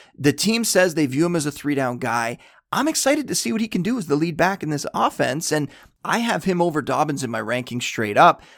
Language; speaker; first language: English; native; English